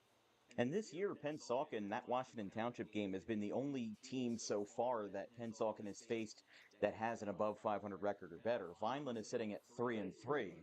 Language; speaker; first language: English; native; English